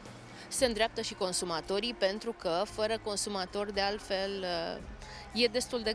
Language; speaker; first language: Romanian; native; Romanian